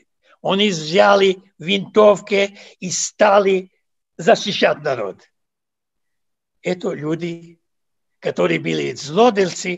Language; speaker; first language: Russian; non-native, fluent; Serbian